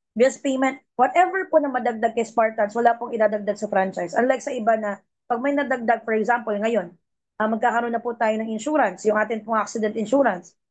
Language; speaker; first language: Filipino; non-native, local second language; Cebuano